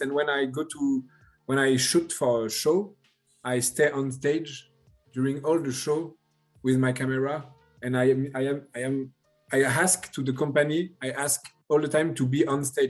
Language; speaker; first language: English; non-native, learner; French